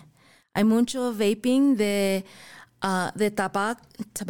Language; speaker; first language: Spanish; early bilingual, heritage; English